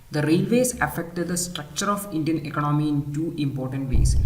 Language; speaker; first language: English; non-native, local second language; Malayalam